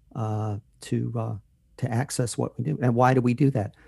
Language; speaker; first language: English; native; English